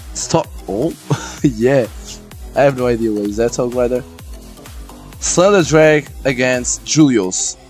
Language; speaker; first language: English; non-native, learner; Portuguese